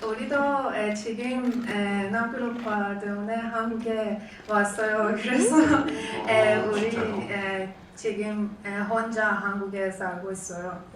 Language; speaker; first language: Korean; non-native, learner; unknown